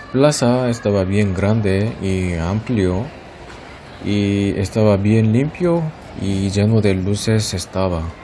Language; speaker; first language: Spanish; non-native, learner; Korean